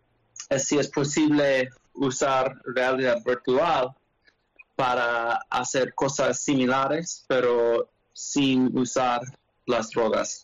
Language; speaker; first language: Spanish; non-native, learner; English